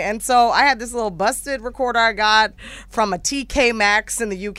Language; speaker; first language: English; native; English